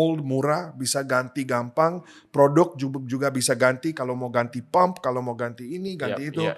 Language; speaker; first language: Indonesian; non-native, fluent; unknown